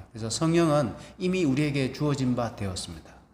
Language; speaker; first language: Korean; native; Korean